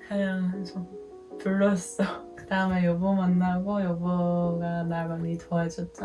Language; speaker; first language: Korean; non-native, fluent; Dutch